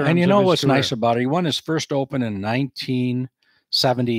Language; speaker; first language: English; native; English